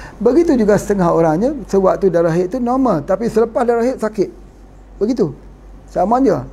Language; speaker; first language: Malay; native; Malay